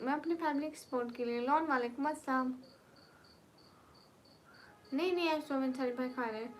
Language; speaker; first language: Hindi; non-native, local second language; Punjabi